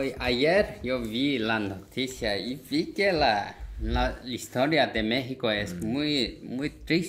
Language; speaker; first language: Spanish; non-native, fluent; Korean